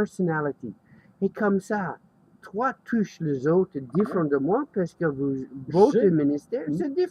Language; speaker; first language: French; non-native, learner; English